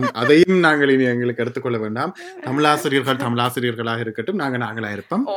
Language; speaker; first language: Tamil; early bilingual, heritage; Tamil